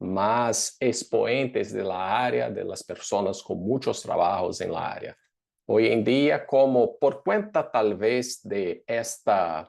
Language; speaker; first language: Spanish; non-native, fluent; Portuguese